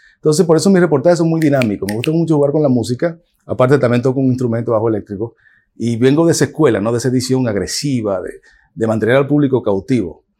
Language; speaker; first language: Spanish; native; Spanish